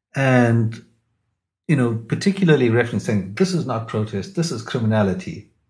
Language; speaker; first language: English; native; English